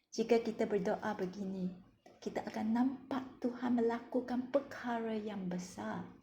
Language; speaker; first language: Malay; non-native, local second language; Chinese